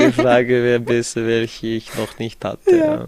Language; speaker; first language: German; non-native, fluent; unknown